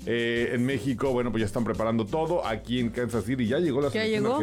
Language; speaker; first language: Spanish; native; Spanish